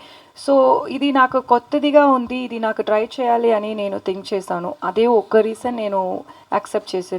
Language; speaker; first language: Telugu; non-native, local second language; Tamil